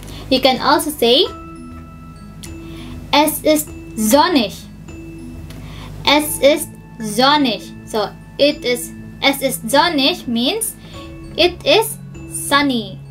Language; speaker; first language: German; non-native, fluent; Filipino